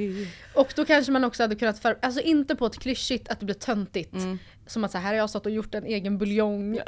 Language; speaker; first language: Swedish; native; Swedish